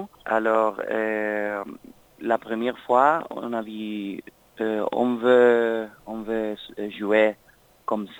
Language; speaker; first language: French; non-native, learner; Spanish